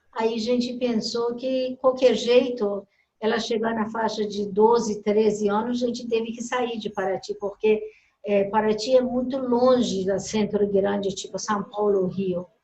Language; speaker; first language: Portuguese; non-native, fluent; Persian